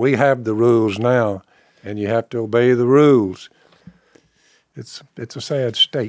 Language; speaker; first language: English; native; English